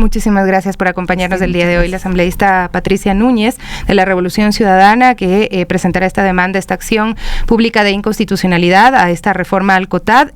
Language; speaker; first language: Spanish; native; Spanish